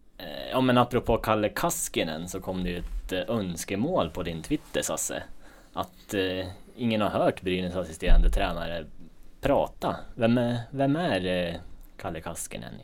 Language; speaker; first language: Swedish; native; Swedish